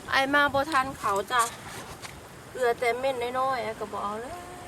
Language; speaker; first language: Thai; native; Thai